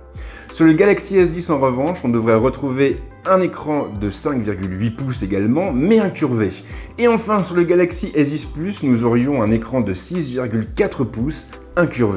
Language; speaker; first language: French; native; French